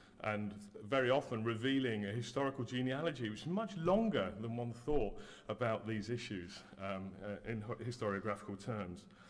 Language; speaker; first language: English; native; English